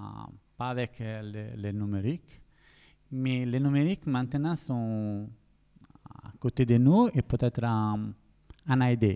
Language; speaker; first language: French; non-native, learner; Italian